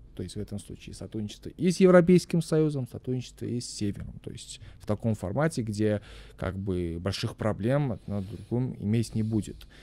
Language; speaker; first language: Russian; non-native, local second language; Armenian